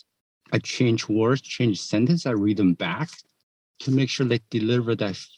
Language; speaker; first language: English; non-native, fluent; Chinese